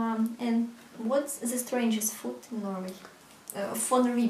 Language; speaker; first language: English; non-native, learner; Russian